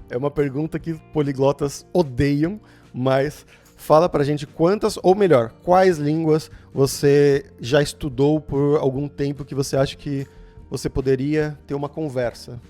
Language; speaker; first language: Portuguese; native; Portuguese